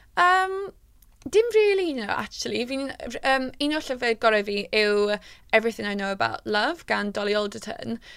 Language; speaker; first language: Welsh; non-native, local second language; English